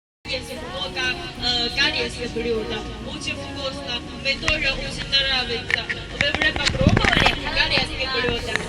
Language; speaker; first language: Russian; non-native, learner; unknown